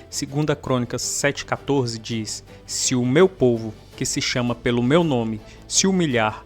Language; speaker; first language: Portuguese; native; Portuguese